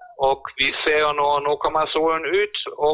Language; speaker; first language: Norwegian; non-native, fluent; German